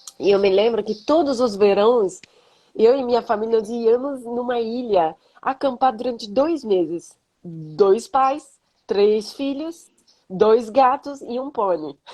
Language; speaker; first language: Portuguese; non-native, fluent; French